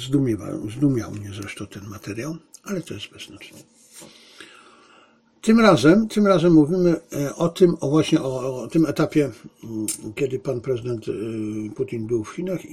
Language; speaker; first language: Polish; native; Polish